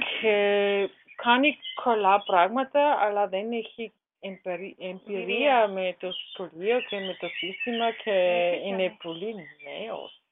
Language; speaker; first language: Greek; non-native, learner; German